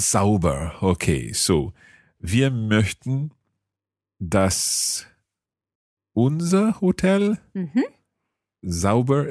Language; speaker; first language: German; non-native, learner; English